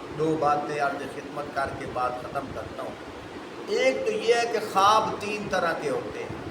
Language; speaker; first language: Urdu; non-native, local second language; Punjabi